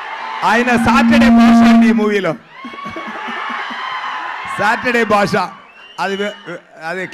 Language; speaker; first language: Telugu; non-native, learner; Tamil